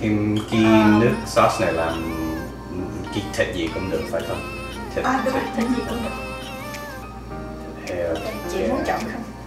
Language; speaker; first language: Vietnamese; early bilingual, other home language; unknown